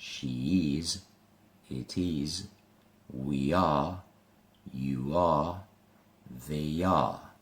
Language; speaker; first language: English; non-native, fluent; Spanish